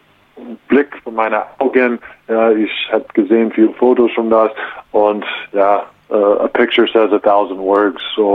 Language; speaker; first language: German; non-native, learner; English